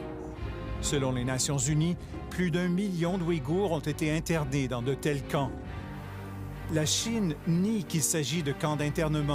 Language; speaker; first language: French; native; French